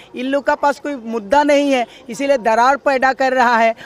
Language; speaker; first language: Hindi; non-native, local second language; Assamese